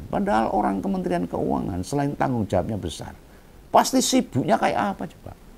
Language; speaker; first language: Indonesian; native; Indonesian